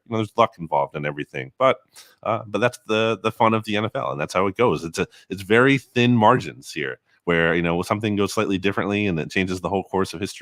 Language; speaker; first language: English; native; English